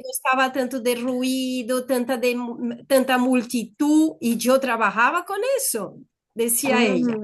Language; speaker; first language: Spanish; non-native, fluent; Portuguese